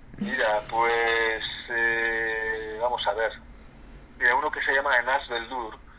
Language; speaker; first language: Spanish; native; Spanish